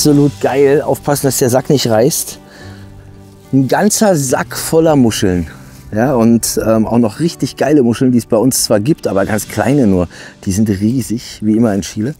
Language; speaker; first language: German; native; German